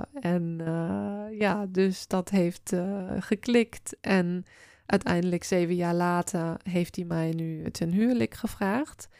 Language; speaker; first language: Dutch; non-native, fluent; German